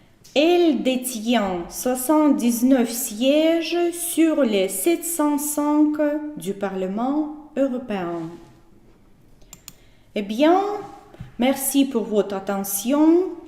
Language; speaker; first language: French; non-native, fluent; Russian